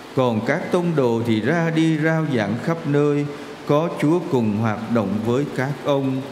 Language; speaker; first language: Vietnamese; native; Vietnamese